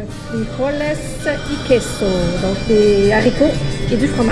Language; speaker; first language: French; non-native, fluent; Spanish